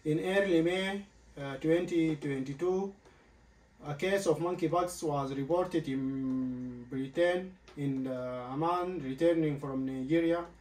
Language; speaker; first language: English; non-native, learner; Arabic